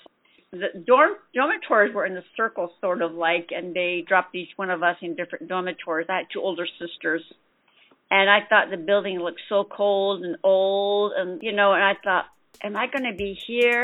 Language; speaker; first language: English; early bilingual, other home language; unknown